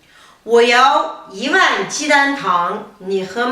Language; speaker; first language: Chinese; non-native, fluent; Kazakh